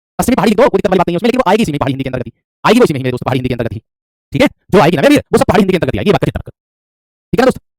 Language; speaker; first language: Hindi; native; Hindi